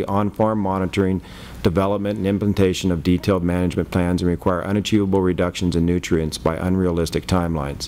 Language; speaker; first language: English; native; English